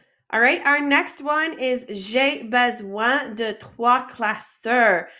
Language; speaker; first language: French; non-native, fluent; English